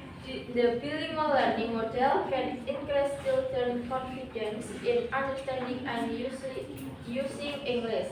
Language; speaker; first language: English; non-native, learner; Indonesian